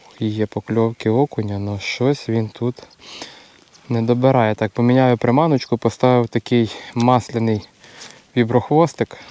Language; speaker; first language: Ukrainian; native; Ukrainian